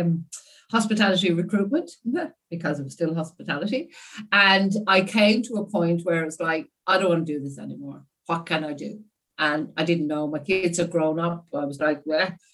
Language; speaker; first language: English; native; English